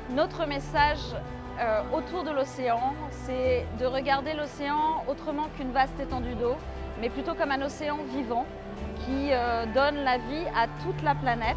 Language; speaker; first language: French; native; French